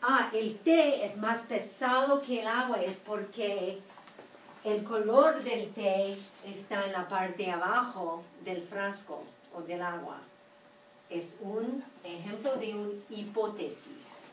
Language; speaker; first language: Spanish; non-native, fluent; English